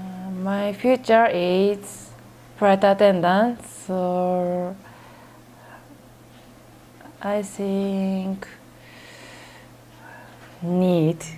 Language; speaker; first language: English; non-native, learner; Japanese